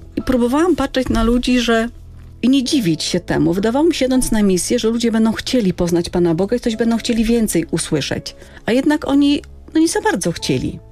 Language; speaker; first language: Polish; native; Polish